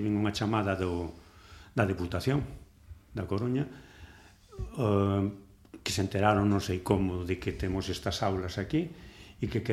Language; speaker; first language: Galician; native; Galician